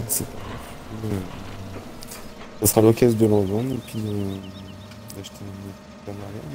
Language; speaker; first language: French; native; French